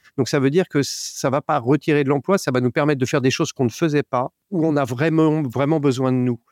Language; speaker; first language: French; native; French